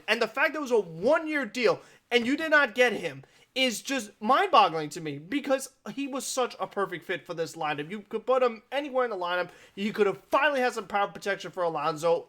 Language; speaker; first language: English; native; English